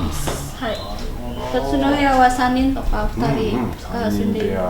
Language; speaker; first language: Japanese; non-native, learner; Indonesian